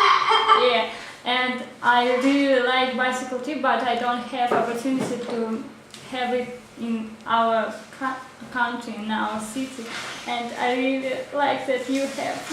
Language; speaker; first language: English; non-native, learner; Russian